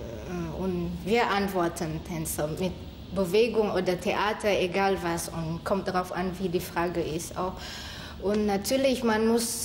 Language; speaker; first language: German; non-native, fluent; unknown